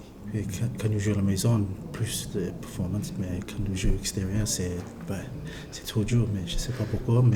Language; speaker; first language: French; non-native, learner; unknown